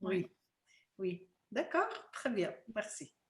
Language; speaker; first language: French; non-native, fluent; Spanish